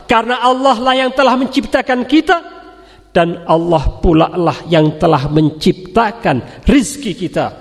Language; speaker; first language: Indonesian; native; Indonesian